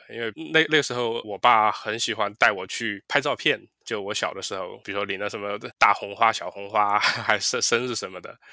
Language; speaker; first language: Chinese; native; Chinese